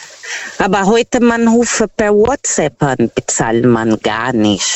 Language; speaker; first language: German; non-native, fluent; Portuguese